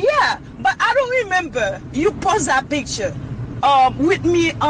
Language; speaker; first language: English; non-native, fluent; Haitian Creole